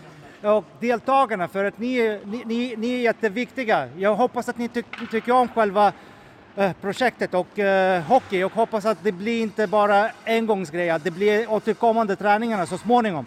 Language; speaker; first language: Swedish; non-native, fluent; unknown